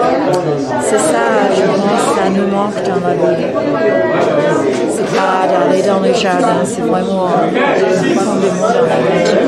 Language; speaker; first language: French; non-native, fluent; English